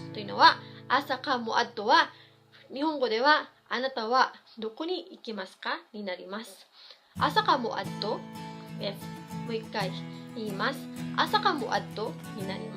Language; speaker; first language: Japanese; non-native, fluent; Cebuano